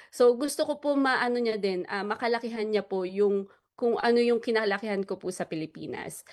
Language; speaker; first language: Filipino; native; Filipino